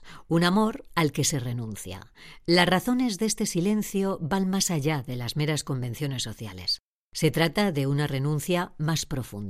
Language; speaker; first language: Spanish; native; Spanish